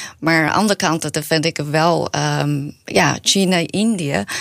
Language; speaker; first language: Dutch; non-native, learner; Chinese